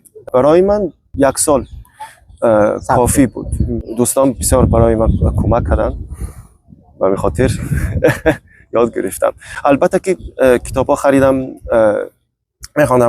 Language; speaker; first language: Persian; non-native, fluent; Chinese